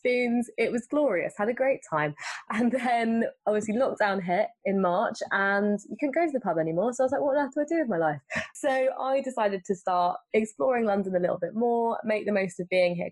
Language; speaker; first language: English; native; English